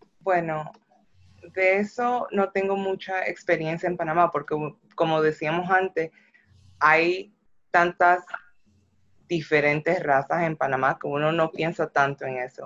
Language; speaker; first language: Spanish; early bilingual, other home language; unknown